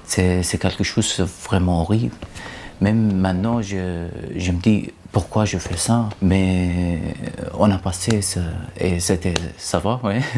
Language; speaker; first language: French; non-native, learner; Arabic